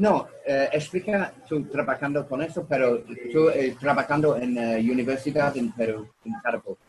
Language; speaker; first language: Spanish; non-native, learner; English